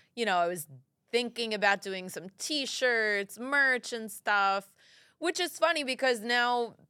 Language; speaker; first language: English; early bilingual, other home language; Italian